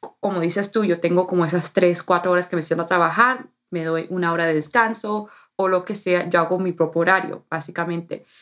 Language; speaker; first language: Spanish; early bilingual, heritage; Spanish